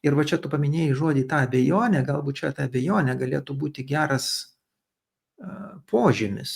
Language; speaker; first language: Lithuanian; native; Lithuanian